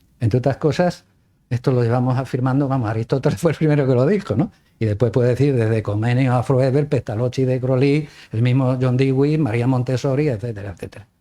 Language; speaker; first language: Spanish; native; Spanish